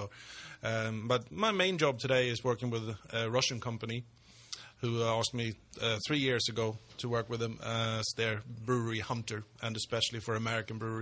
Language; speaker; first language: English; non-native, fluent; Swedish